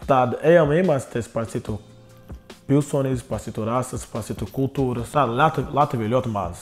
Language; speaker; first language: Latvian; non-native, learner; Portuguese